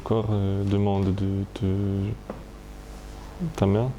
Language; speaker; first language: French; non-native, fluent; Russian